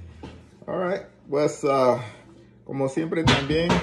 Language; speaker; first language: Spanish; early bilingual, heritage; Spanish